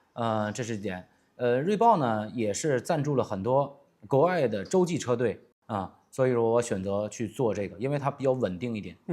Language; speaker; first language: Chinese; native; Chinese